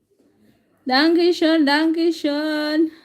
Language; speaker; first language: German; non-native, learner; Filipino